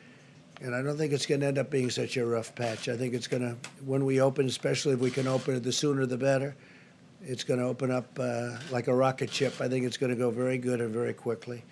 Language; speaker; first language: English; native; English